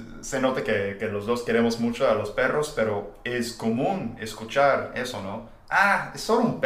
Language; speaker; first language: Spanish; non-native, fluent; English